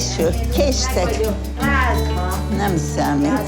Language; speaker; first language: Hebrew; non-native, fluent; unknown